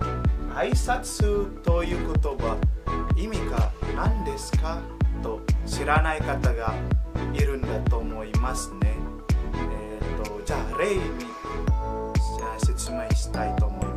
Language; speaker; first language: Japanese; non-native, learner; Indonesian